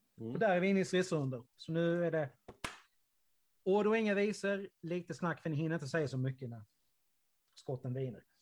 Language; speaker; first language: Swedish; native; Swedish